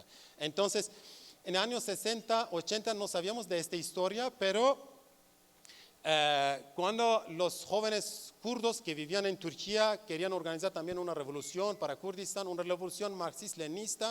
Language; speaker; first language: Spanish; non-native, learner; Kurdish